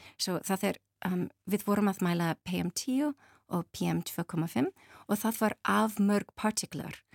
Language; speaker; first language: Icelandic; non-native, learner; English